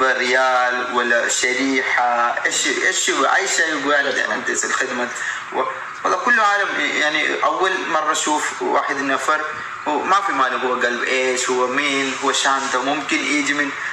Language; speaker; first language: Arabic; non-native, learner; Malayalam